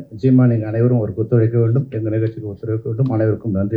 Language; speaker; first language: Tamil; native; Tamil